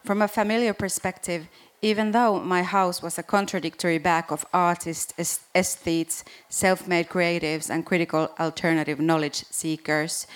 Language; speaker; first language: English; non-native, fluent; Finnish